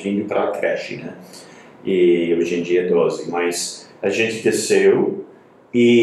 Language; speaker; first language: Portuguese; non-native, fluent; English